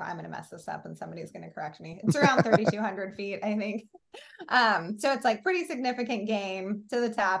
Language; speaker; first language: English; native; English